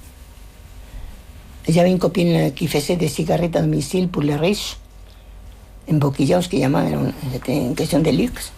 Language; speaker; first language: French; non-native, fluent; Spanish